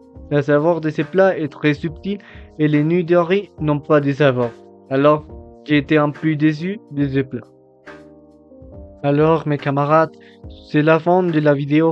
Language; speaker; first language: French; non-native, learner; Spanish